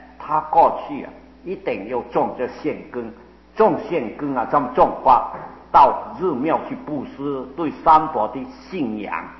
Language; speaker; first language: Chinese; non-native, local second language; Cantonese